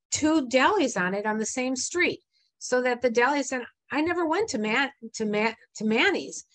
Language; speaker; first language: English; native; English